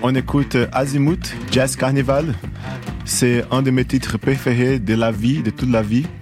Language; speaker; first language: French; non-native, fluent; Portuguese